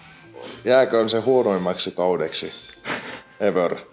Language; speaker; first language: Finnish; native; Finnish